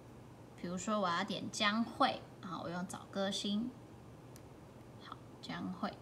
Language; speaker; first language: Chinese; native; Chinese